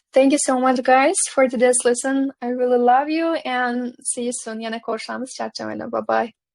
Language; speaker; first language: English; non-native, fluent; Uzbek